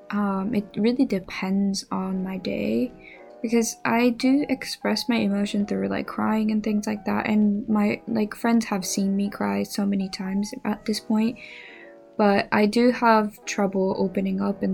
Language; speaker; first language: English; non-native, fluent; Japanese